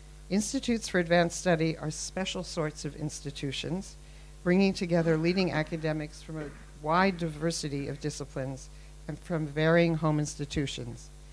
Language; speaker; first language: English; native; English